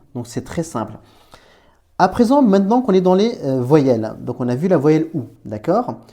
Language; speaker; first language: French; native; French